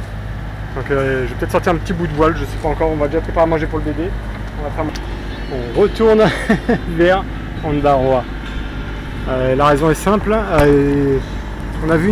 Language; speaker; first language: French; native; French